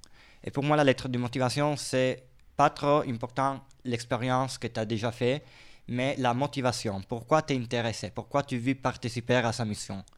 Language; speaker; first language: French; non-native, fluent; Italian